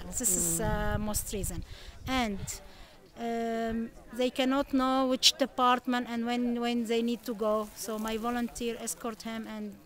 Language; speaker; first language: English; non-native, learner; Arabic